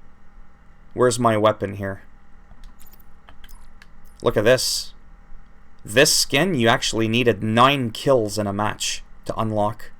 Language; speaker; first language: English; native; English